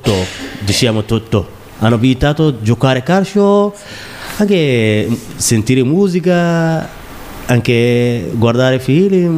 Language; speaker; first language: Italian; non-native, learner; Somali